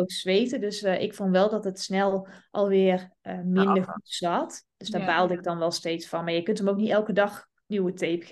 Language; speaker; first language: Dutch; native; Dutch